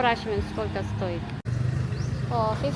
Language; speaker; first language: Russian; non-native, learner; Filipino